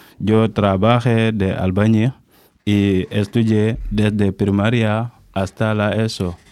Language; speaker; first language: Spanish; non-native, learner; Wolof